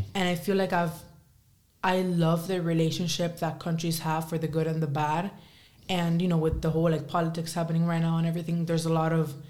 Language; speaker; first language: English; early bilingual, other home language; Spanish